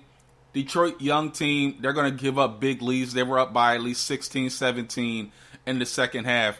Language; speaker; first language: English; native; English